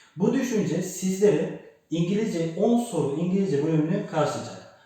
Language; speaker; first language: Turkish; native; Turkish